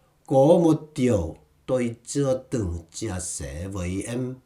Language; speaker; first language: Vietnamese; non-native, fluent; Korean